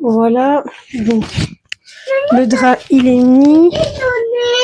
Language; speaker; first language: French; native; French